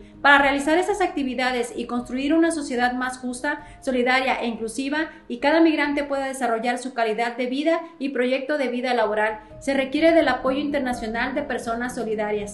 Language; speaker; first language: Spanish; native; Spanish